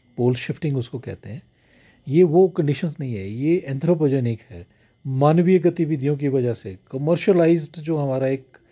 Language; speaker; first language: Hindi; native; Hindi